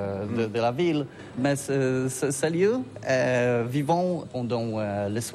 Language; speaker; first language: French; non-native, learner; Polish